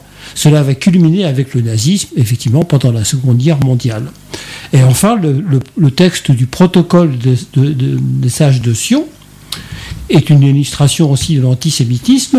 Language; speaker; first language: French; native; French